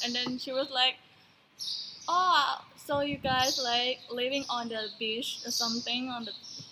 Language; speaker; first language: English; non-native, learner; Thai